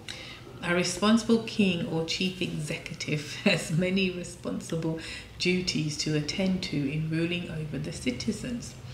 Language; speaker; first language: English; native; English